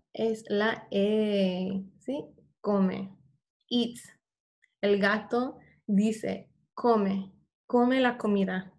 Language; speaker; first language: Spanish; non-native, fluent; English